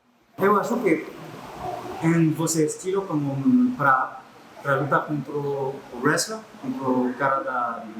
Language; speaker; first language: Portuguese; non-native, learner; French